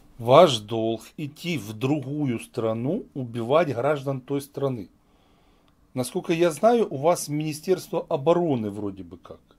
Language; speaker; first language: Russian; native; Russian